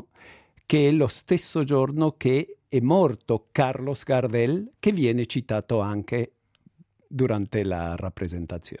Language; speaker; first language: Italian; non-native, fluent; Spanish